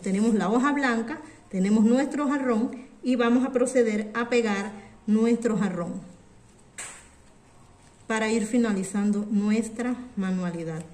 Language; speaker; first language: Spanish; native; Spanish